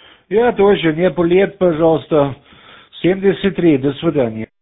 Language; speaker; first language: Russian; non-native, learner; German